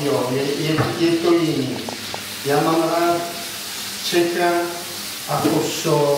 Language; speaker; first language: Czech; non-native, learner; Italian